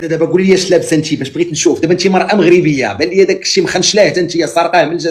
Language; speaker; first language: Arabic; native; Arabic